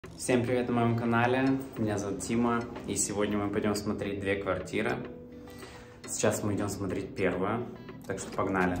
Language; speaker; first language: Russian; native; Russian